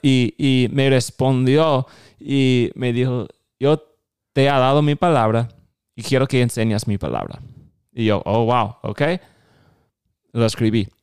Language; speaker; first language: Spanish; non-native, fluent; English